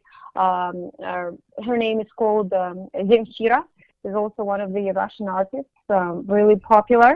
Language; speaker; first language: English; non-native, fluent; Russian